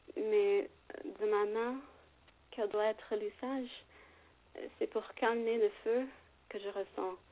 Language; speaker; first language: French; non-native, fluent; English